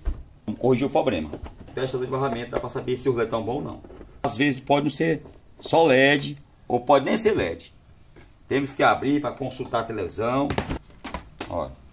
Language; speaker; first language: Portuguese; native; Portuguese